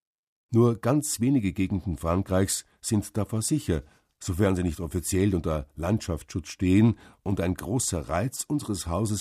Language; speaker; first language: German; native; German